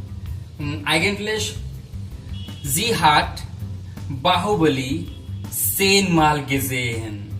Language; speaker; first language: German; non-native, fluent; Hindi